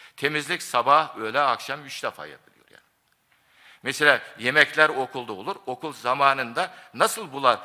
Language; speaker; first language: Turkish; non-native, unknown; Japanese